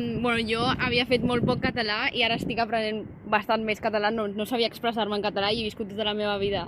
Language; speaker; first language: Catalan; non-native, local second language; Spanish